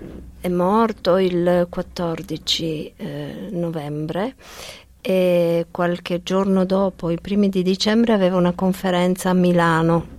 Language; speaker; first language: Italian; early bilingual, heritage; Italian